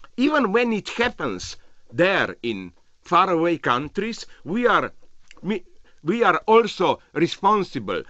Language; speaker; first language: English; non-native, fluent; Slovenian